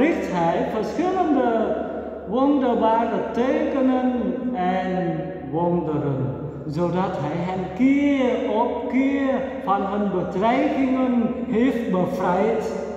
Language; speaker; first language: Dutch; non-native, fluent; Vietnamese